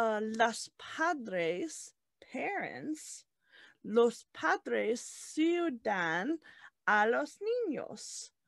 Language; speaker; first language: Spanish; non-native, learner; English